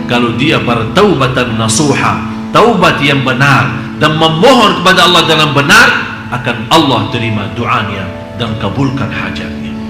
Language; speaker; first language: Indonesian; non-native, fluent; Arabic